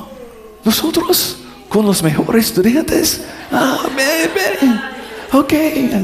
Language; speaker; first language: Spanish; non-native, learner; English